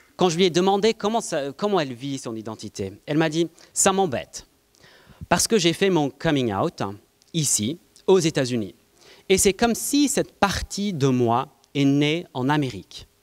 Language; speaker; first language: French; non-native, fluent; English